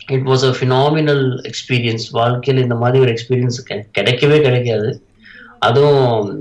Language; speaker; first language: Tamil; native; Tamil